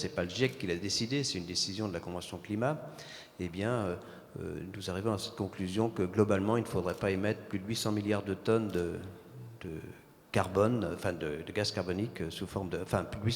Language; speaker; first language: French; native; French